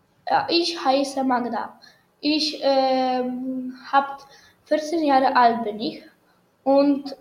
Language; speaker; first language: German; non-native, learner; Polish